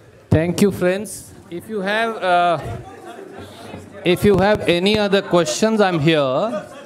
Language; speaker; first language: English; non-native, local second language; Hindi